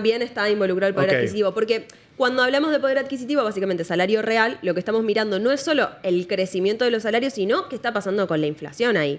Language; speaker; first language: Spanish; native; Spanish